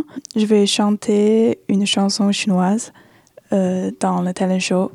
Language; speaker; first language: French; non-native, fluent; Chinese